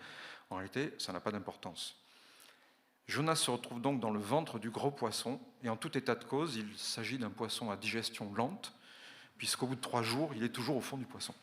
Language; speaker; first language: French; native; French